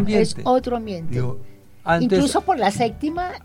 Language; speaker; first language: Spanish; native; Spanish